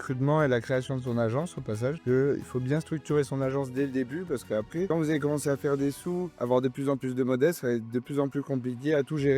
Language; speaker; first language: French; native; French